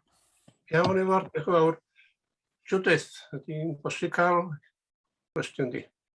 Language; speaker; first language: Welsh; native; Welsh